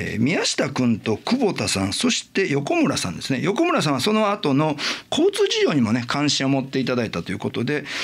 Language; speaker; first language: Japanese; native; Japanese